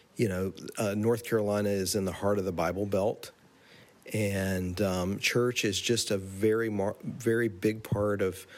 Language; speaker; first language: English; native; English